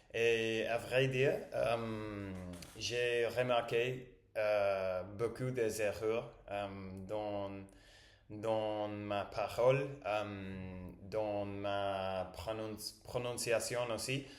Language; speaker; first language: French; non-native, learner; English